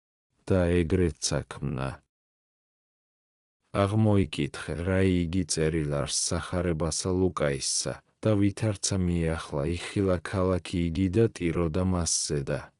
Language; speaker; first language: Georgian; native; Georgian